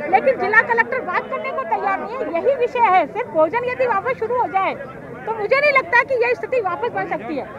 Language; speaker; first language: Hindi; native; Hindi